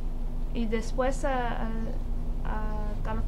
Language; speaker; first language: Spanish; non-native, learner; English